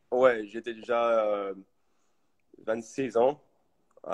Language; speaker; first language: French; early bilingual, heritage; English